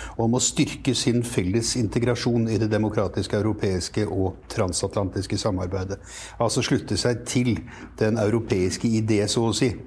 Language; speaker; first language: Norwegian; native; Norwegian